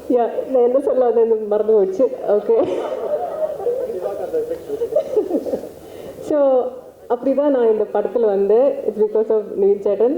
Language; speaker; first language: Tamil; non-native, learner; Malayalam